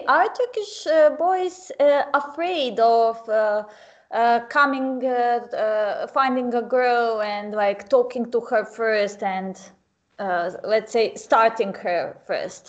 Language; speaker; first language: English; non-native, fluent; Serbian